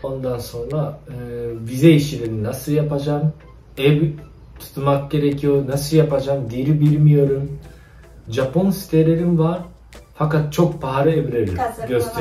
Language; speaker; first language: Turkish; non-native, fluent; Japanese